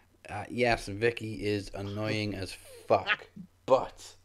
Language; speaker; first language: English; native; English